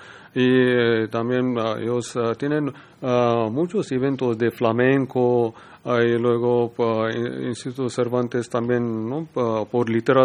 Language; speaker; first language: Spanish; non-native, learner; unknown